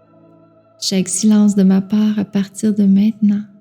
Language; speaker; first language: French; native; French